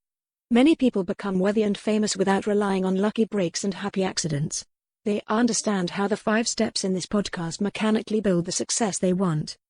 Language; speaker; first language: English; native; English